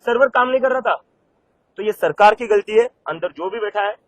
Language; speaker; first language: Hindi; non-native, local second language; Marathi